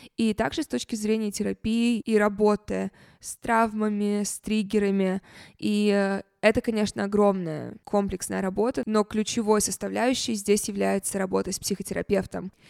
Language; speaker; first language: Russian; native; Russian